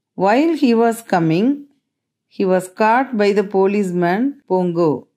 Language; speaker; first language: English; non-native, local second language; Tamil